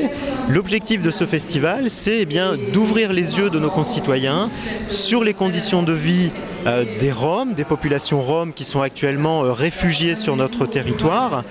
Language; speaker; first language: French; native; French